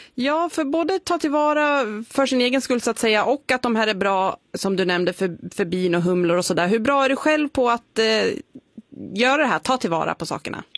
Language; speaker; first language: Swedish; native; Swedish